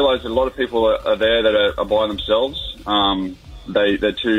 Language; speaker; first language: English; native; English